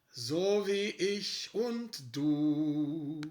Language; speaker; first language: German; non-native, fluent; English